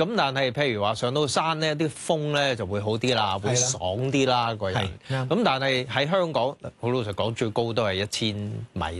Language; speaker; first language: Cantonese; native; Cantonese